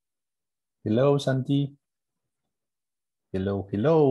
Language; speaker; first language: English; non-native, learner; Spanish